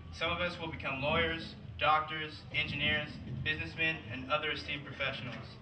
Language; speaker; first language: English; early bilingual, other home language; Portuguese